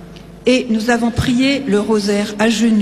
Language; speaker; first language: French; native; French